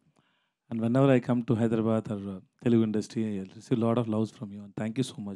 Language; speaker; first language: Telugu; non-native, learner; Tamil